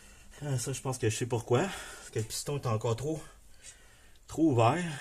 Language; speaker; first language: French; native; French